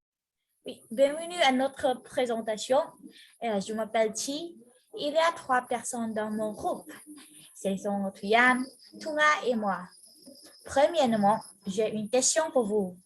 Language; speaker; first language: French; non-native, learner; Vietnamese